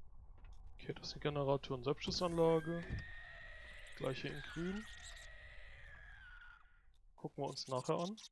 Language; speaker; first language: German; native; German